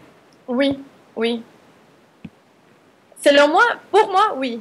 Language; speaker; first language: French; non-native, fluent; Spanish